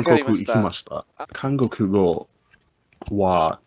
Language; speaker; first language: Japanese; non-native, learner; English